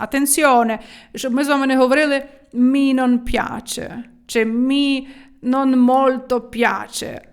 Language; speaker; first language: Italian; non-native, fluent; Ukrainian